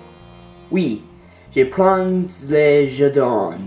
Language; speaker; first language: French; non-native, learner; English